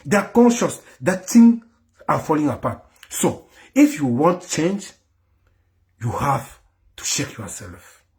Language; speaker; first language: English; non-native, local second language; French